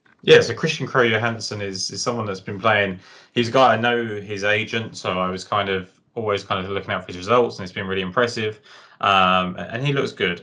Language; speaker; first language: English; native; English